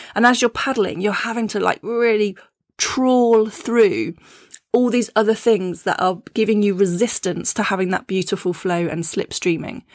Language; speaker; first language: English; native; English